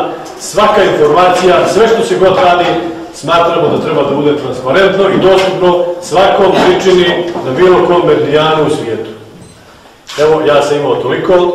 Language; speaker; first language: Bosnian; native; Bosnian